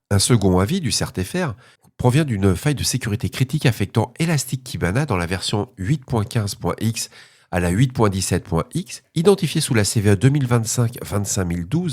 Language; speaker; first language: French; native; French